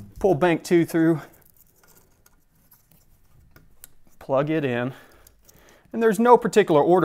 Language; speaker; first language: English; native; English